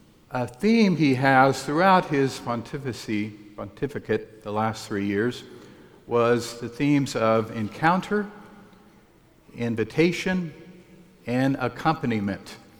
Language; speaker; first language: English; native; English